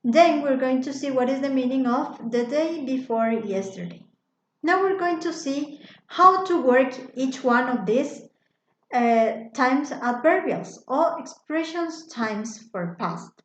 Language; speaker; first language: English; non-native, fluent; Spanish